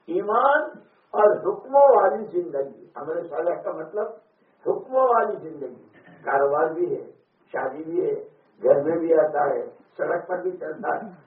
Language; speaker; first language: Urdu; non-native, local second language; Gujarati